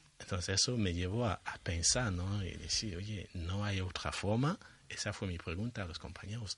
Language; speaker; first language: Spanish; non-native, fluent; French